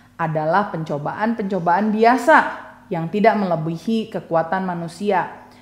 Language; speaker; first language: Indonesian; native; Indonesian